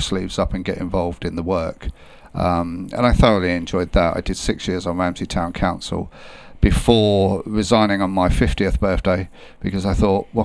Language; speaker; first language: English; native; English